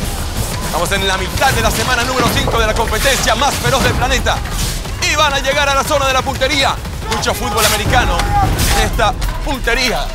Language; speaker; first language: Spanish; native; Spanish